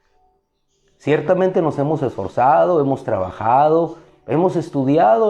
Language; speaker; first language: Spanish; native; Spanish